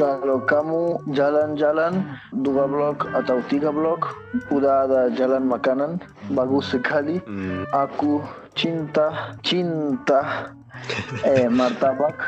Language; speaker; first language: Indonesian; non-native, learner; Spanish